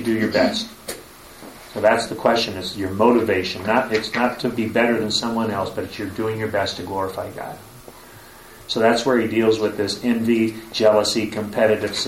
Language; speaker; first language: English; native; English